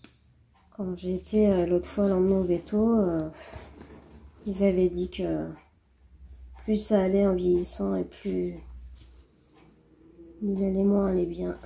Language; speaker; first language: French; native; French